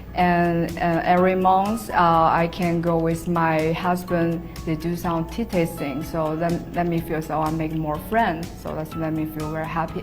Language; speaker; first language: English; non-native, learner; Chinese